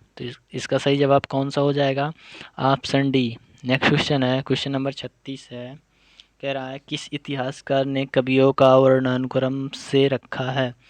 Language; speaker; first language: Hindi; native; Hindi